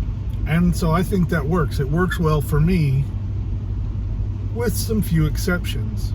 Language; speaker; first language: English; native; English